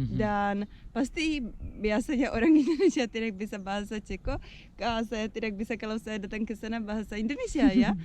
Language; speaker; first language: Indonesian; non-native, learner; Czech